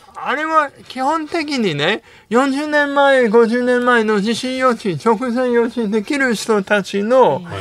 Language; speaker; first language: Japanese; non-native, fluent; English